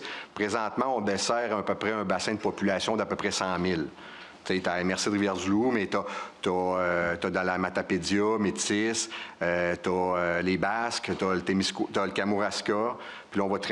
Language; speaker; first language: French; native; French